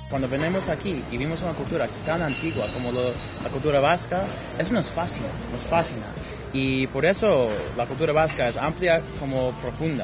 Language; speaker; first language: Spanish; non-native, fluent; English